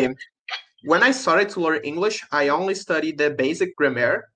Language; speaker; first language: English; non-native, learner; Portuguese